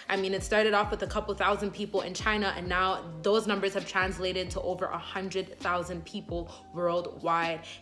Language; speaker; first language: English; native; English